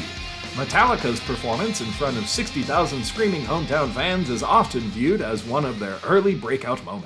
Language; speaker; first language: English; native; English